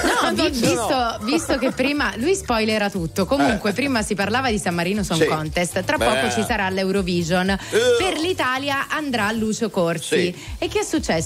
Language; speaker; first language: Italian; native; Italian